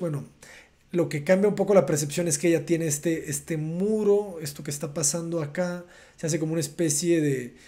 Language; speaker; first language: Spanish; native; Spanish